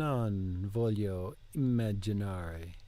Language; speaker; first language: Italian; non-native, learner; English